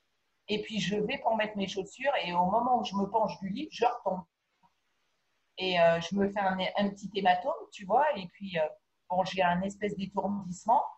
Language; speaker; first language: French; native; French